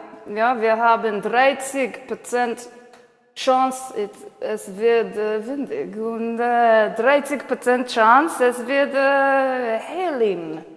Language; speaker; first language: German; non-native, learner; English